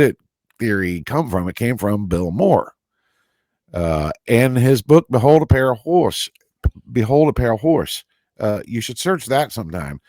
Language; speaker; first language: English; native; English